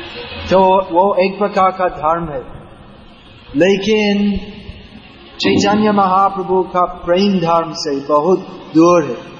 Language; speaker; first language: Hindi; non-native, learner; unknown